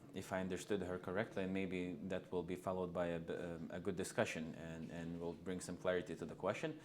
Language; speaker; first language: English; non-native, fluent; Lithuanian